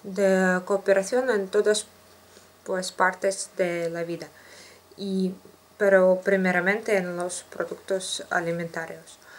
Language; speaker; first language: Spanish; non-native, learner; Russian